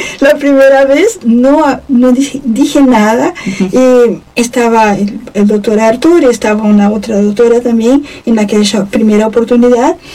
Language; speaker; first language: Spanish; non-native, fluent; Portuguese